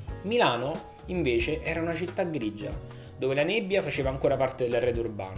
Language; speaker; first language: Italian; native; Italian